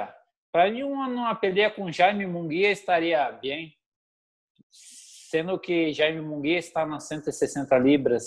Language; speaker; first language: Spanish; non-native, learner; Portuguese